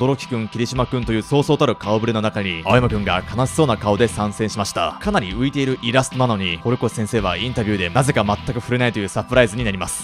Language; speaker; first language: Japanese; native; Japanese